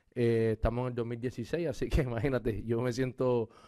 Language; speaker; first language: Spanish; native; Spanish